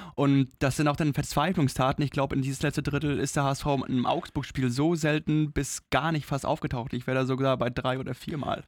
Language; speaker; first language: German; native; German